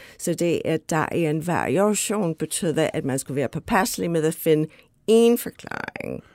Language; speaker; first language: Danish; non-native, fluent; English